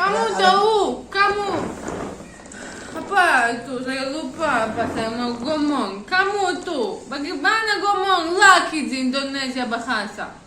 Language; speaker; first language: Indonesian; non-native, learner; Russian